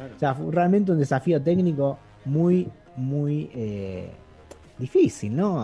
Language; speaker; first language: Spanish; native; Spanish